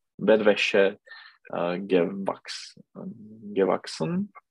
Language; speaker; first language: German; non-native, learner; Czech